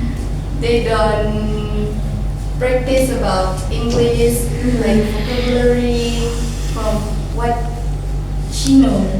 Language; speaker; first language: English; non-native, learner; Indonesian